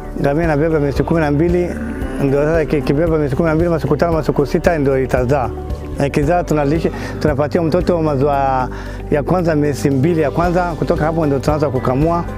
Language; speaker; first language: Swahili; non-native, local second language; Somali